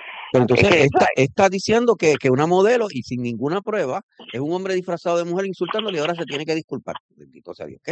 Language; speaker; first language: Spanish; native; Spanish